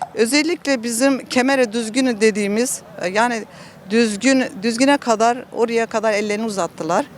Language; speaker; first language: Turkish; native; Turkish